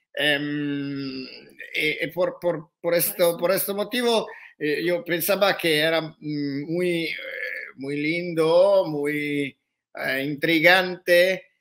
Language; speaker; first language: Spanish; non-native, learner; Italian